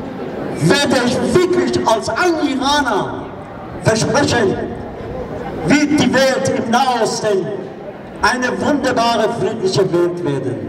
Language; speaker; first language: German; non-native, fluent; Persian